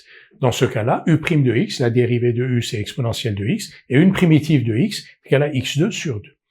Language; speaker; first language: French; native; French